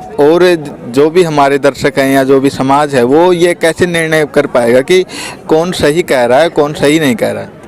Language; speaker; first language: Hindi; native; Hindi